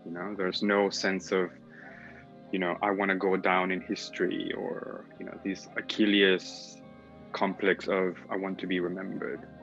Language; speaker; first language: English; non-native, fluent; Spanish